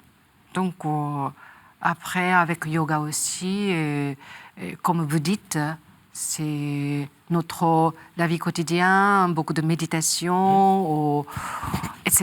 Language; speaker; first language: French; non-native, learner; Japanese